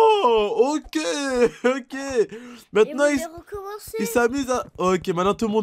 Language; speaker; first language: French; native; French